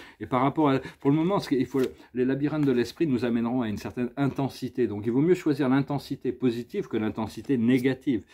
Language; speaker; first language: French; native; French